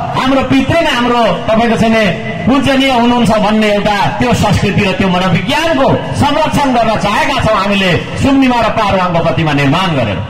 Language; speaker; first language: Nepali; non-native, local second language; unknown